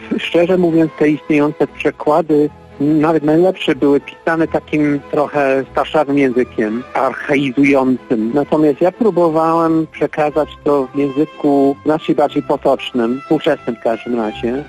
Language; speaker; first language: Polish; non-native, fluent; English